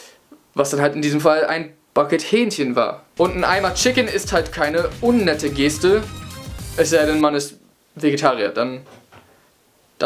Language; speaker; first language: German; native; German